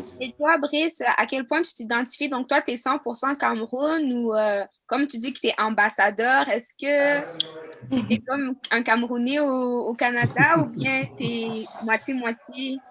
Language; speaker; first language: French; native; French